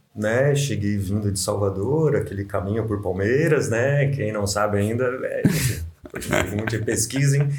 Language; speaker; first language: Portuguese; native; Portuguese